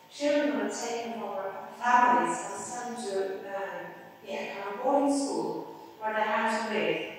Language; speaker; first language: English; non-native, fluent; Norwegian